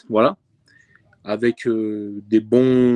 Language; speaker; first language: French; early bilingual, other home language; Persian